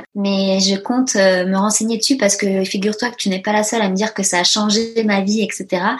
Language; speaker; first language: French; early bilingual, other home language; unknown